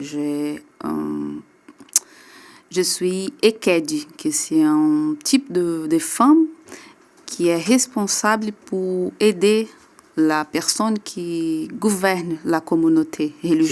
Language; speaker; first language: French; non-native, learner; Portuguese